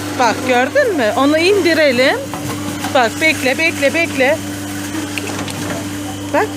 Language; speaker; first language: Turkish; native; Turkish